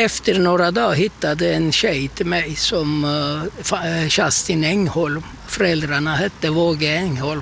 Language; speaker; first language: Swedish; non-native, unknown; Turkish